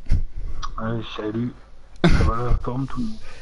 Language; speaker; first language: French; native; French